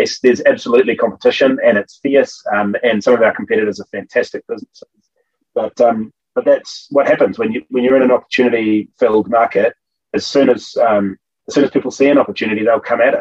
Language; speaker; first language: English; native; English